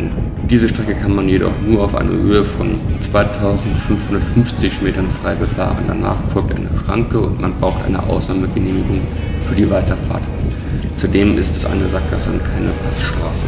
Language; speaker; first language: German; native; German